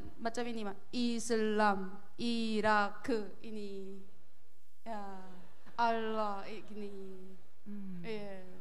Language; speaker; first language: Indonesian; non-native, learner; Korean